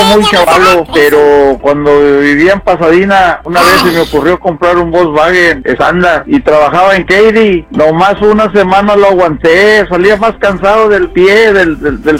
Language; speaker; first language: Spanish; native; Spanish